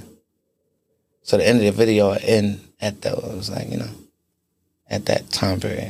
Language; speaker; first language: English; native; English